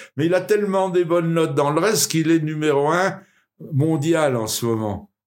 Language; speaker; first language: French; native; French